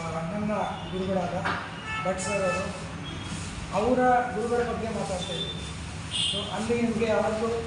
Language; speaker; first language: Kannada; non-native, local second language; Hindi